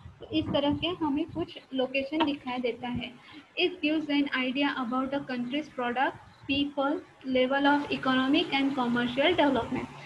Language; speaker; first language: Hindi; non-native, local second language; Marathi